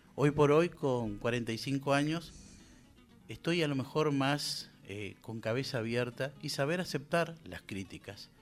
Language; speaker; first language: Spanish; native; Spanish